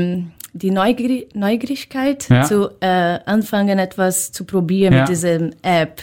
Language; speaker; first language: German; non-native, learner; Portuguese